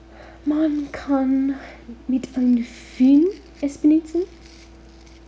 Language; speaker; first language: German; non-native, learner; English